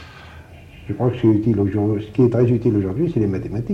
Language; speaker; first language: French; native; French